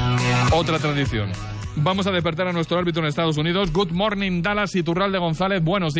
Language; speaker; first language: Spanish; native; Spanish